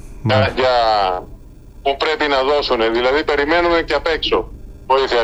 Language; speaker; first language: Greek; early bilingual, heritage; Spanish